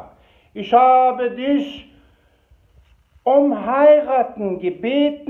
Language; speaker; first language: German; non-native, fluent; Persian